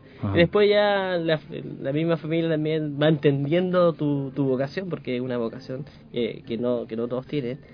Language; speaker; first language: Spanish; native; Spanish